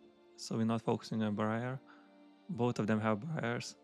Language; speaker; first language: English; non-native, fluent; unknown